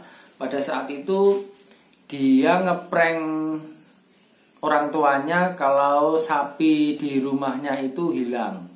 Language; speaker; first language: Indonesian; non-native, local second language; Javanese